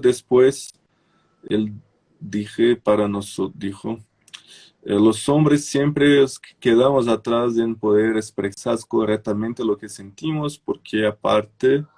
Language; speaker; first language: Spanish; non-native, fluent; Portuguese